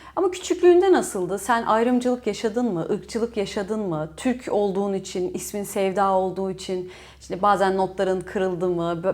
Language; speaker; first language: Turkish; native; Turkish